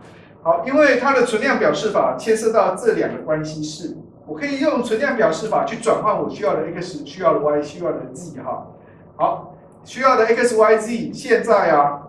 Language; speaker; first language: Chinese; native; Chinese